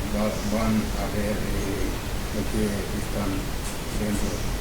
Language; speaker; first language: Spanish; non-native, learner; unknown